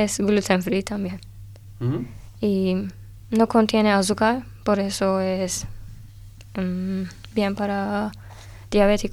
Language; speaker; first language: Spanish; non-native, learner; Turkish